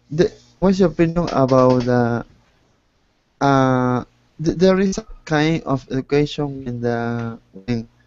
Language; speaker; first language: English; non-native, learner; Spanish